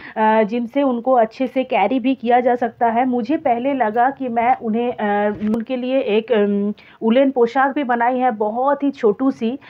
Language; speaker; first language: Hindi; non-native, local second language; Bangla